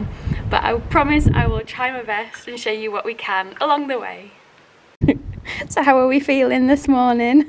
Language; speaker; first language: English; native; English